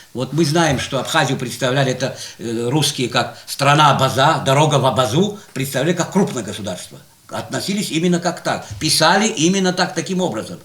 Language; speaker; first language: Russian; non-native, local second language; Abkhazian